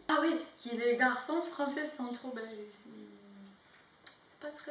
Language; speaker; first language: French; non-native, learner; Portuguese